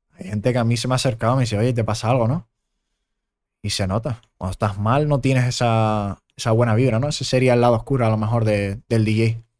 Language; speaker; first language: Spanish; early bilingual, other home language; German